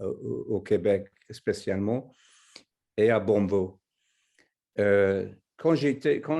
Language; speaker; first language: French; non-native, fluent; English